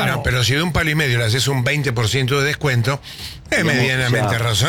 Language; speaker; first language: Spanish; native; Spanish